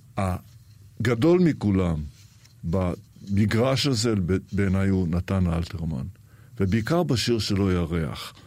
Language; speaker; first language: Hebrew; early bilingual, other home language; Arabic